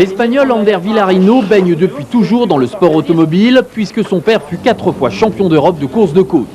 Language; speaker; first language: French; native; French